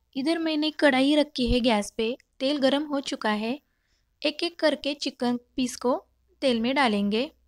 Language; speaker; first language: Hindi; non-native, local second language; Marathi